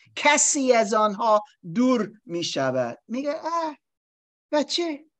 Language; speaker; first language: Persian; non-native, learner; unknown